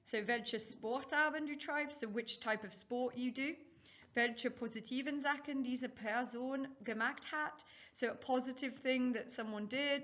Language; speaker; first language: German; non-native, fluent; English